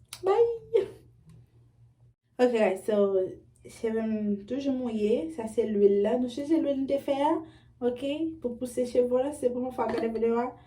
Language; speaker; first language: French; non-native, learner; Haitian Creole